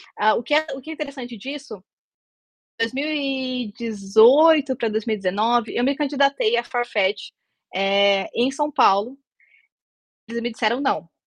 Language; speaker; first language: Portuguese; native; Portuguese